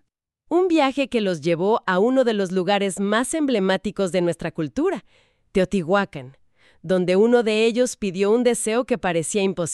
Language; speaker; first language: Spanish; native; Spanish